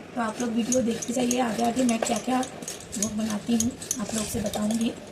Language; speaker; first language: Hindi; non-native, local second language; Bangla